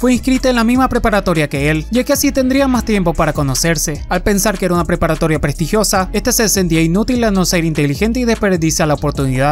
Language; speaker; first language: Spanish; native; Spanish